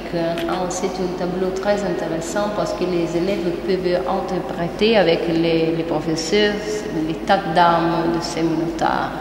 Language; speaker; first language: French; non-native, fluent; Italian